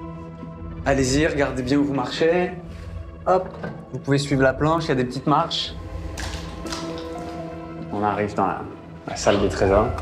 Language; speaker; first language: French; native; French